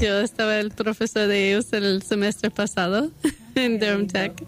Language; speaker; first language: Spanish; non-native, fluent; English